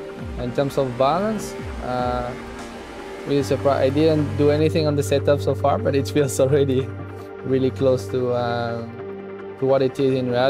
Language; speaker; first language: English; non-native, fluent; French